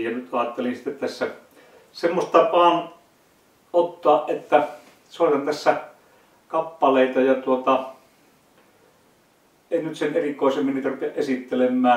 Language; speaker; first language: Finnish; native; Finnish